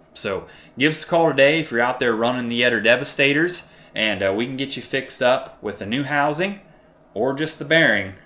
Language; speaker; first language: English; native; English